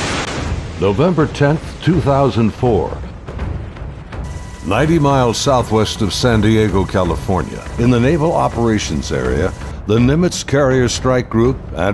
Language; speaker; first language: English; native; English